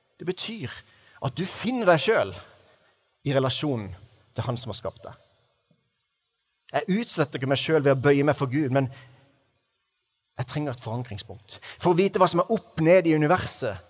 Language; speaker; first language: Norwegian; native; Norwegian